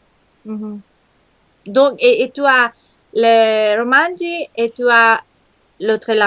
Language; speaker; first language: French; non-native, learner; Italian